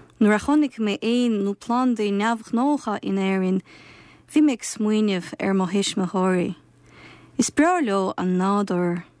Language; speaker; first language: Irish; non-native, fluent; Ukrainian